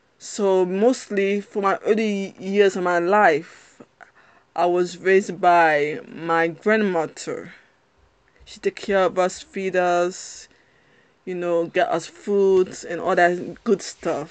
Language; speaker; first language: English; early bilingual, other home language; Haitian Creole